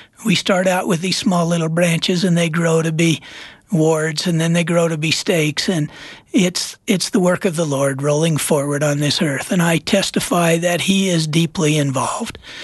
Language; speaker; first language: English; native; English